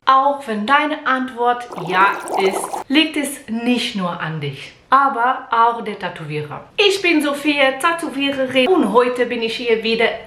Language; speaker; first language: German; non-native, learner; Portuguese